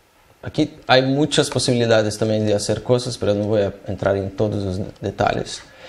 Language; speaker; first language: Spanish; non-native, fluent; Portuguese